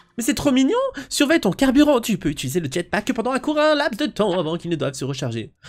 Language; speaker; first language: French; native; French